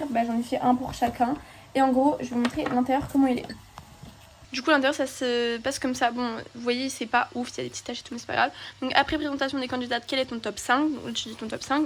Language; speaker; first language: French; native; French